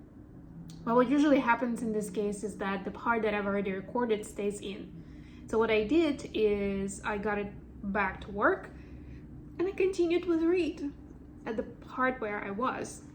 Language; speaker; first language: English; non-native, fluent; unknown